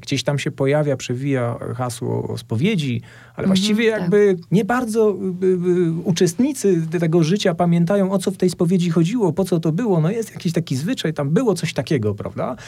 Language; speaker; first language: Polish; native; Polish